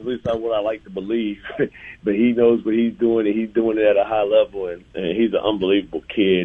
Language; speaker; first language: English; native; English